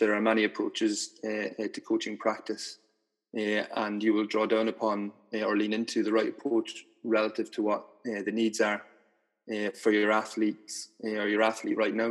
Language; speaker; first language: English; native; English